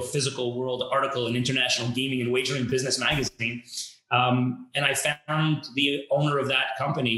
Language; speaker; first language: English; native; English